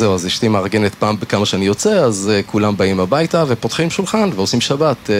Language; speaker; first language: Hebrew; native; Hebrew